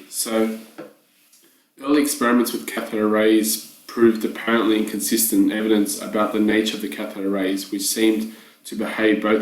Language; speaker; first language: English; native; English